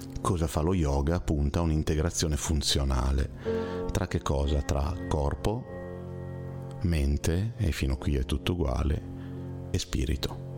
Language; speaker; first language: Italian; native; Italian